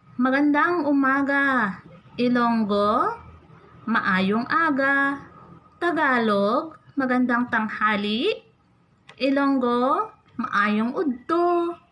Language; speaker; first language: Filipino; non-native, local second language; Hiligaynon